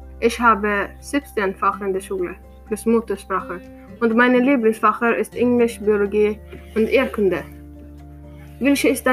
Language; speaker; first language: German; non-native, learner; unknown